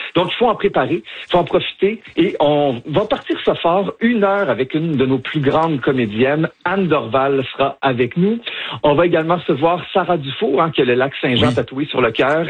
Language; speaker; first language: French; native; French